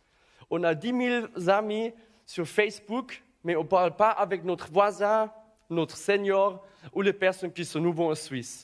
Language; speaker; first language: French; non-native, learner; German